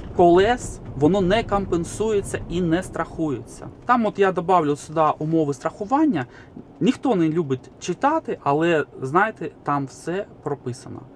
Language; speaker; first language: Ukrainian; non-native, local second language; Russian